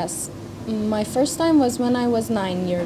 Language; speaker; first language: English; non-native, fluent; Persian